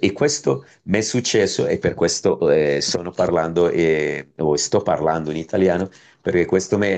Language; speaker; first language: Italian; non-native, fluent; Spanish